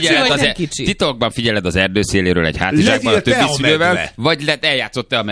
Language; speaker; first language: Hungarian; native; Hungarian